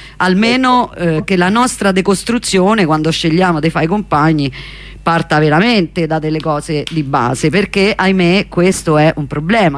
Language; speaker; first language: Italian; native; Italian